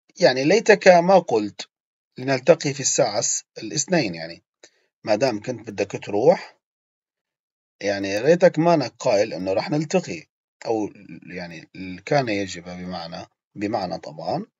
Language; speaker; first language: Arabic; non-native, fluent; Turkish